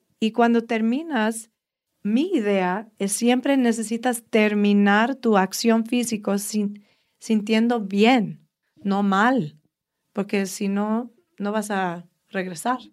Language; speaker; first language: Spanish; early bilingual, heritage; Spanish